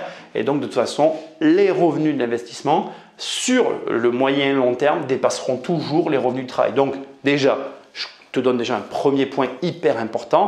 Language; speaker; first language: French; native; French